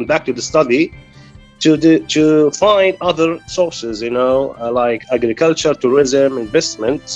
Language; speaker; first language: English; non-native, fluent; Arabic